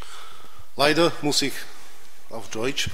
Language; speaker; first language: German; non-native, fluent; Czech